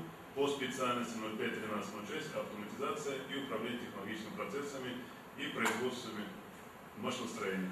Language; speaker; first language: Russian; native; Russian